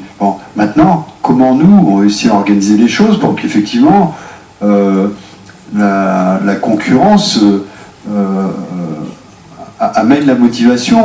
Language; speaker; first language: French; native; French